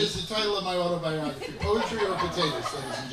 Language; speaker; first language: English; native; English